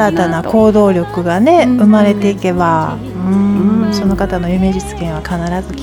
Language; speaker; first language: Japanese; native; Japanese